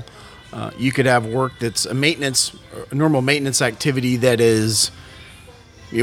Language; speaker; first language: English; native; English